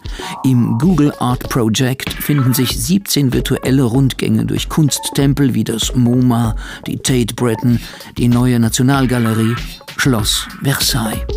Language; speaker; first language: German; native; German